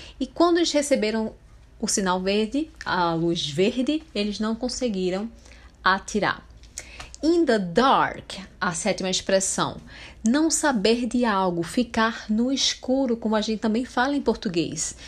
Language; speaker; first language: Portuguese; native; Portuguese